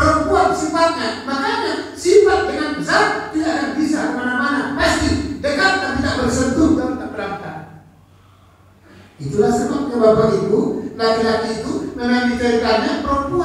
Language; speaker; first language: Indonesian; native; Indonesian